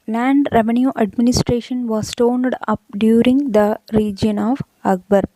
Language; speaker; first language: English; non-native, local second language; Tamil